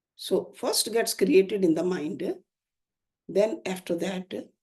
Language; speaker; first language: English; non-native, local second language; Hindi